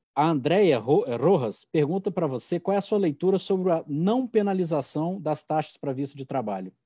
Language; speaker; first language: Portuguese; native; Portuguese